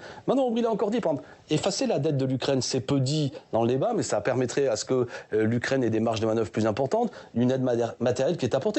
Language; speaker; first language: French; native; French